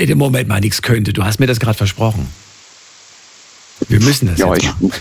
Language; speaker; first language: German; native; German